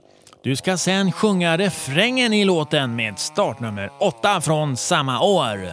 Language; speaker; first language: Swedish; native; Swedish